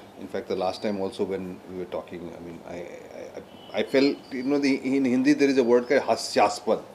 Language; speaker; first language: English; non-native, local second language; Hindi